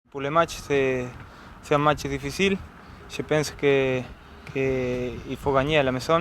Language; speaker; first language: French; non-native, learner; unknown